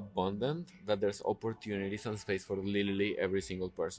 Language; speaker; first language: English; non-native, fluent; Spanish